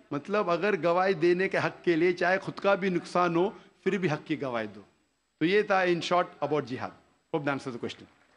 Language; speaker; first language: Hindi; non-native, local second language; Konkani